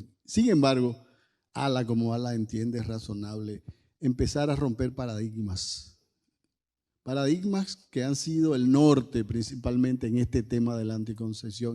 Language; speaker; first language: Spanish; native; Spanish